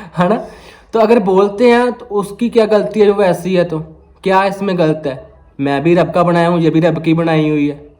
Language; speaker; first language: Hindi; non-native, local second language; Punjabi